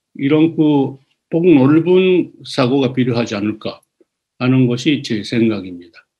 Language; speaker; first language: Korean; early bilingual, other home language; Japanese